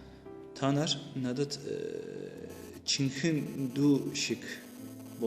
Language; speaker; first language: Mongolian; non-native, learner; Turkish